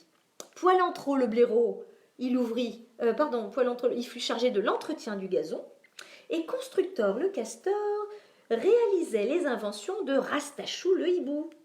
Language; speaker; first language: French; native; French